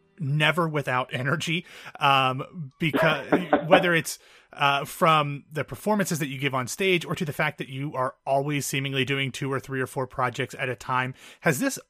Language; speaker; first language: English; native; English